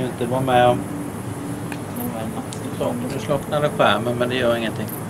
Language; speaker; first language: Swedish; native; Swedish